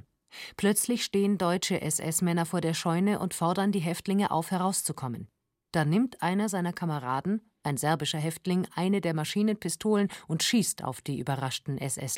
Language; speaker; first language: German; native; German